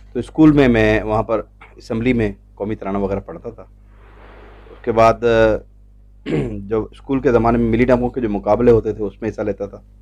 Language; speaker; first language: Urdu; non-native, local second language; Sindhi